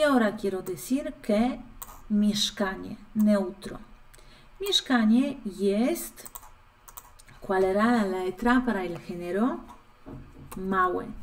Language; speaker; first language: Spanish; non-native, fluent; Polish